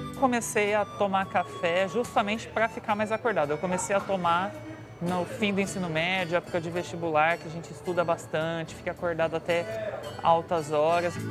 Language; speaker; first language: Portuguese; native; Portuguese